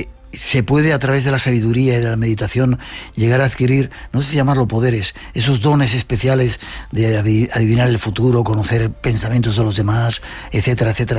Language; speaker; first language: Spanish; native; Spanish